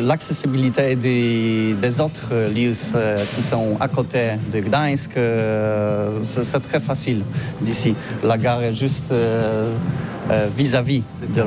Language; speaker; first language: French; non-native, learner; Polish